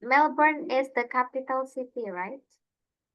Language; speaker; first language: English; non-native, fluent; Indonesian